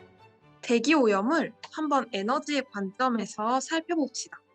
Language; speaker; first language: Korean; native; Korean